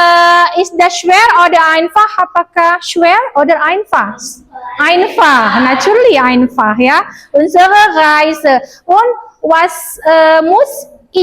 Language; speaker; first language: German; non-native, learner; Indonesian